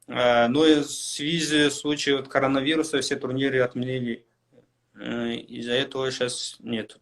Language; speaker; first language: Russian; non-native, local second language; Kyrgyz